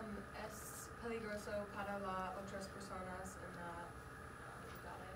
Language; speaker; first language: Spanish; non-native, learner; English